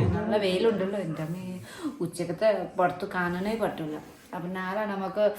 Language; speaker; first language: Malayalam; non-native, learner; Nepali